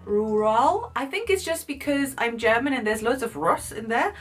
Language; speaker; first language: English; non-native, fluent; German